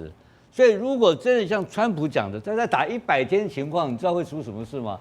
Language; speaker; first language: Chinese; native; Chinese